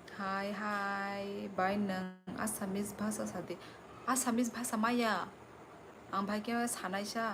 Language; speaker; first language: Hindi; non-native, local second language; Kok Borok